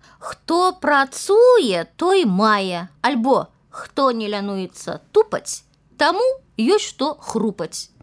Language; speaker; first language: Belarusian; native; Belarusian